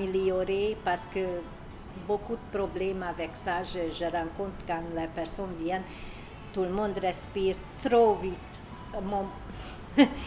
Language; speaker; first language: French; non-native, learner; Hungarian